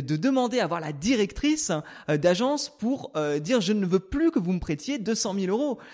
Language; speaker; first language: French; native; French